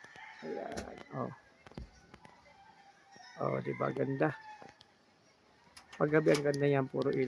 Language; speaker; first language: Filipino; non-native, local second language; Cebuano